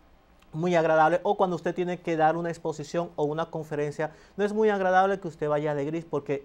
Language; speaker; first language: Spanish; native; Spanish